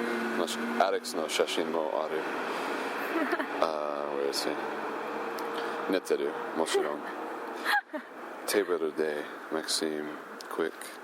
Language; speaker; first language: Japanese; non-native, learner; English